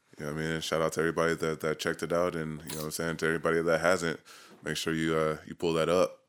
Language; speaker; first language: English; native; English